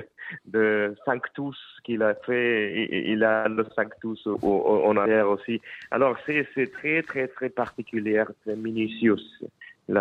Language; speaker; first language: French; non-native, fluent; Spanish